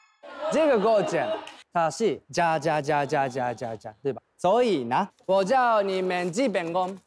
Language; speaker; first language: Chinese; non-native, fluent; Korean